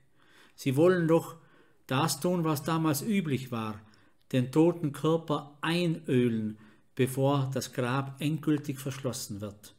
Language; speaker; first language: German; native; German